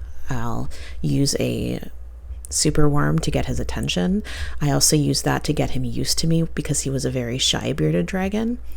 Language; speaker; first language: English; native; English